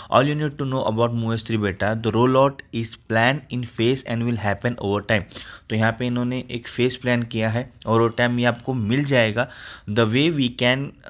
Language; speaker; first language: Hindi; native; Hindi